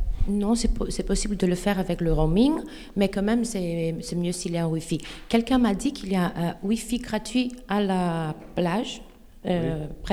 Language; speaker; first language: French; non-native, fluent; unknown